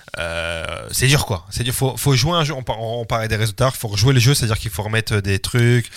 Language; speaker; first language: French; native; French